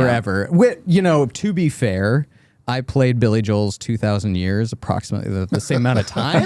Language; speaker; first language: English; native; English